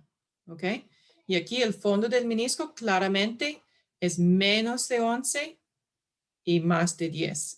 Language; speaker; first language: Spanish; non-native, fluent; English